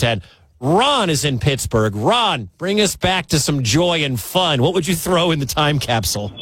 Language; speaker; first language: English; native; English